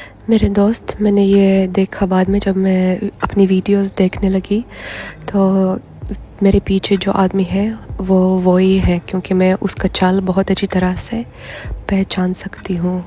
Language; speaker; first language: Hindi; non-native, fluent; Russian